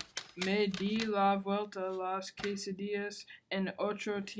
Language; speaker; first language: Spanish; non-native, learner; English